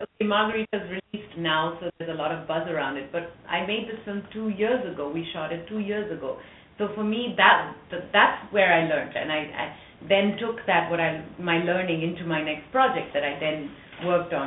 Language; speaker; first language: English; non-native, local second language; French